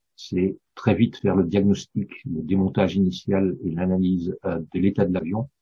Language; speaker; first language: French; non-native, fluent; English